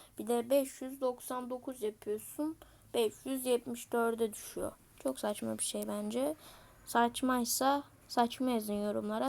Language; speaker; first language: Turkish; native; Turkish